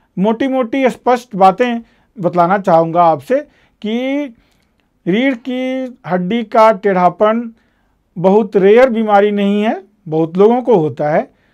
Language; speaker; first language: Hindi; native; Hindi